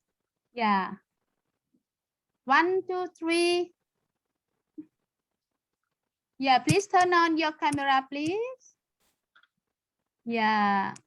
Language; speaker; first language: English; non-native, fluent; Vietnamese